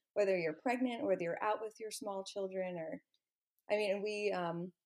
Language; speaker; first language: English; native; English